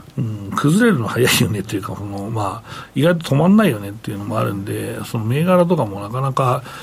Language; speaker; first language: Japanese; native; Japanese